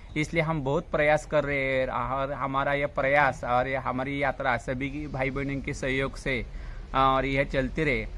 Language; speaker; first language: Hindi; non-native, local second language; Marathi